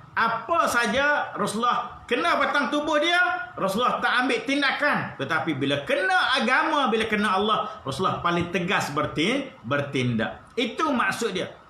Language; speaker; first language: Malay; native; Malay